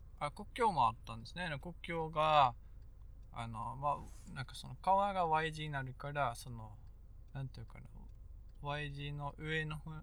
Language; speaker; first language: Japanese; non-native, fluent; Dutch